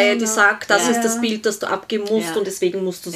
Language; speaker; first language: German; native; German